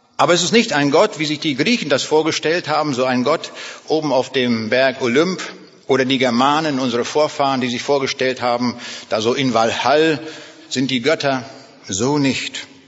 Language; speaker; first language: German; native; German